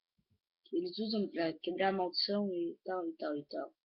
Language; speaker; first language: Portuguese; native; Portuguese